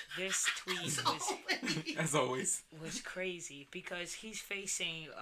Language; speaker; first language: English; native; English